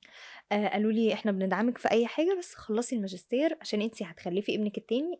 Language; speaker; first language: Arabic; native; Arabic